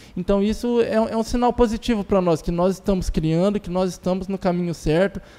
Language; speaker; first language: Portuguese; native; Portuguese